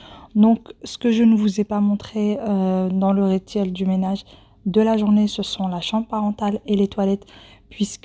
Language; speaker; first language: French; native; French